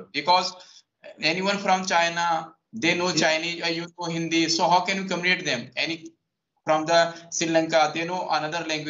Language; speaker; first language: English; non-native, local second language; Hindi